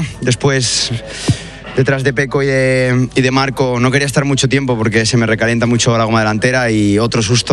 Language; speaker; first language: Spanish; native; Spanish